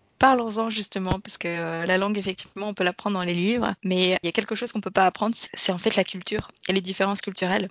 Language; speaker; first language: French; native; French